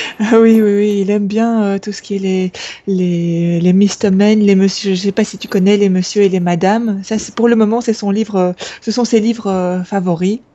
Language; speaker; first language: French; native; French